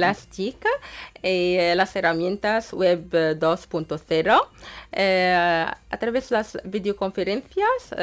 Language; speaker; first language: Spanish; non-native, fluent; Arabic